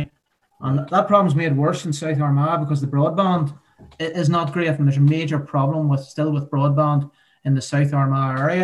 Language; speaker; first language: English; native; English